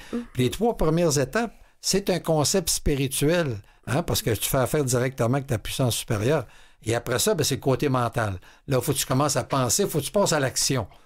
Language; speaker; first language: French; native; French